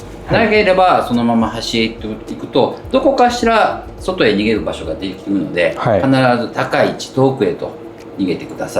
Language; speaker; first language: Japanese; native; Japanese